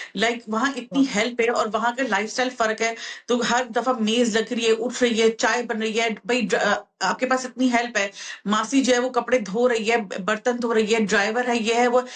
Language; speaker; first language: Urdu; native; Urdu